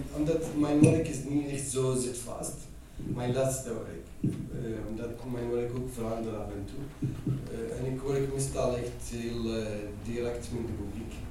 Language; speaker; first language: Dutch; non-native, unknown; Arabic